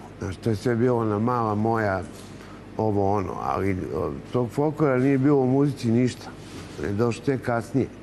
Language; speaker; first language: Bosnian; native; Bosnian